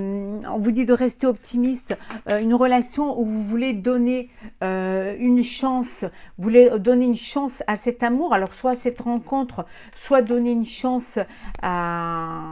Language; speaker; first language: French; native; French